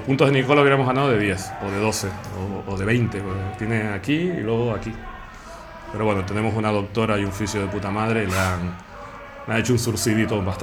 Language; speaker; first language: Spanish; native; Spanish